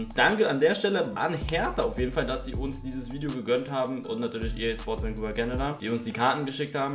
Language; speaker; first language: German; native; German